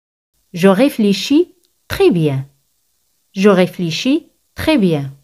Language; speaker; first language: French; non-native, fluent; Spanish